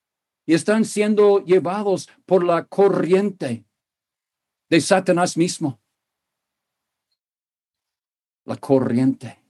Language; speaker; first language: Spanish; non-native, fluent; English